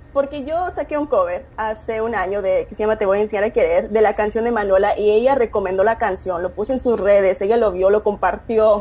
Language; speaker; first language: Spanish; early bilingual, heritage; Spanish